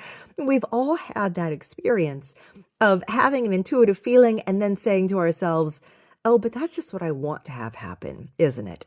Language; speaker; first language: English; native; English